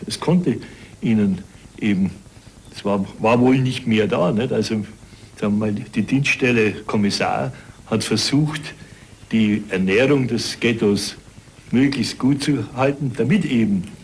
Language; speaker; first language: German; native; German